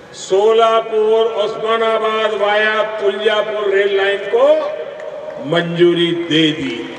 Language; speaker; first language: Hindi; non-native, local second language; Gujarati